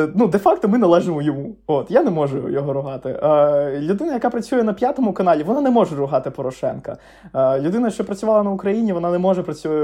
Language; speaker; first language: Ukrainian; non-native, local second language; Russian